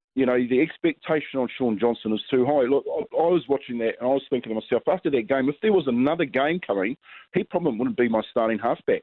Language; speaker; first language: English; native; English